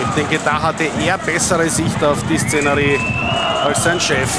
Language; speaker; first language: German; native; German